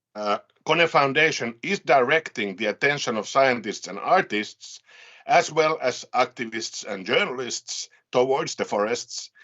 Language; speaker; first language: English; non-native, fluent; Finnish